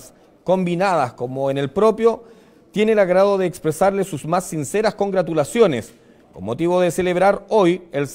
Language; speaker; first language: Spanish; native; Spanish